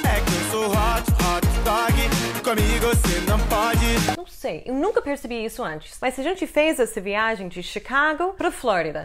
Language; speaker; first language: Portuguese; non-native, fluent; English